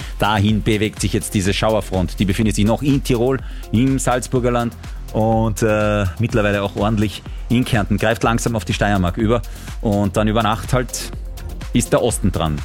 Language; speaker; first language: German; native; German